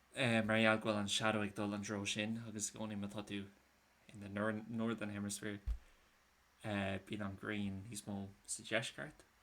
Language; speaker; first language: Irish; native; Irish